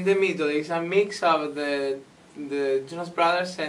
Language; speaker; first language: English; non-native, learner; Italian